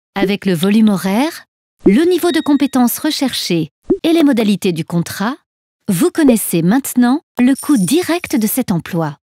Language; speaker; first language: French; native; French